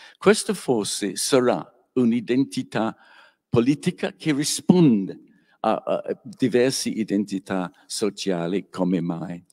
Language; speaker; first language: Italian; non-native, learner; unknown